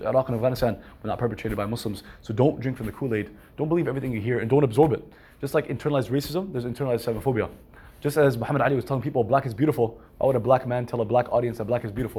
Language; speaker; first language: English; native; English